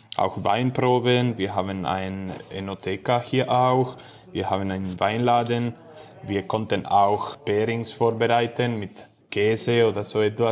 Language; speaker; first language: German; non-native, fluent; Spanish